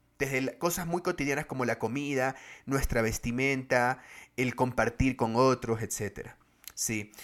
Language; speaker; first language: Spanish; native; Spanish